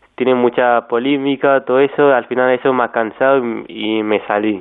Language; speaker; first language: Spanish; native; Spanish